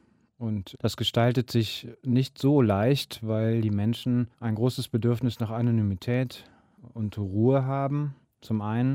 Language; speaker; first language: German; native; German